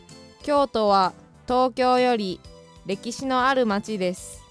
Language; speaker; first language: Japanese; non-native, learner; English